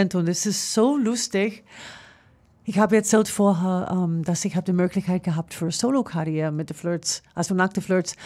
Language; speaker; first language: German; non-native, fluent; English